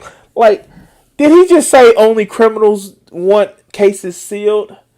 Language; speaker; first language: English; native; English